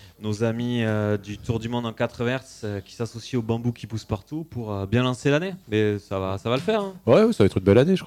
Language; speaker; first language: French; native; French